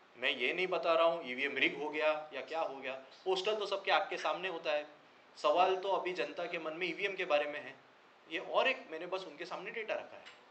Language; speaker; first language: Hindi; non-native, local second language; Marathi